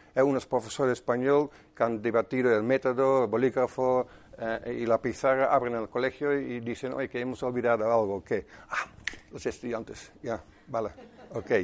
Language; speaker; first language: Spanish; non-native, fluent; Dutch